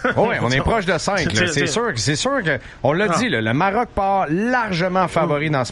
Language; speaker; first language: French; native; French